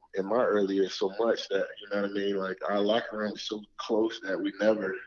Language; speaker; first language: English; native; English